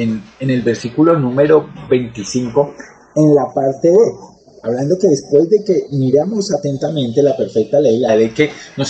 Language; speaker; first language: Spanish; native; Spanish